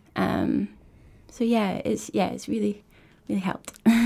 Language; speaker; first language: English; native; English